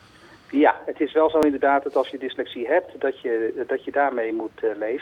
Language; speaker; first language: Dutch; native; Dutch